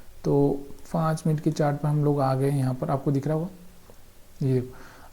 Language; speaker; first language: Hindi; native; Hindi